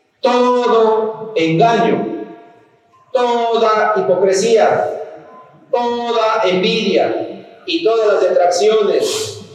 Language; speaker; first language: Spanish; native; Spanish